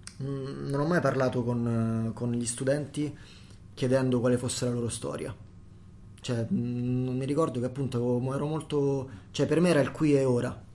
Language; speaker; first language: Italian; native; Italian